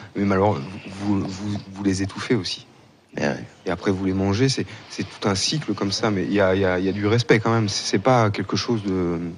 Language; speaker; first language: French; native; French